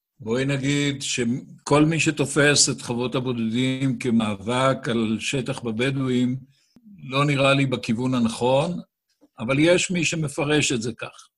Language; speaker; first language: Hebrew; native; Hebrew